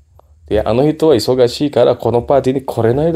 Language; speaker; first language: Japanese; non-native, fluent; Indonesian